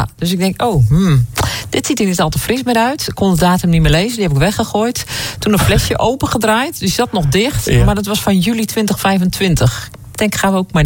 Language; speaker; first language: Dutch; native; Dutch